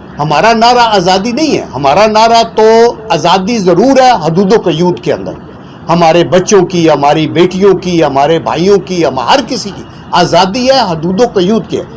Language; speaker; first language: Urdu; non-native, local second language; Punjabi